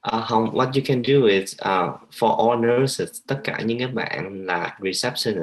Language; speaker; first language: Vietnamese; native; Vietnamese